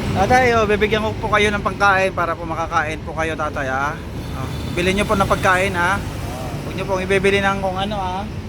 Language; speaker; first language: Filipino; native; Filipino